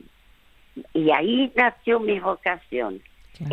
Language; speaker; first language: Spanish; early bilingual, other home language; French